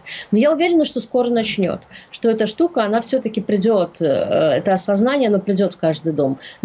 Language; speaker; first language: Russian; native; Russian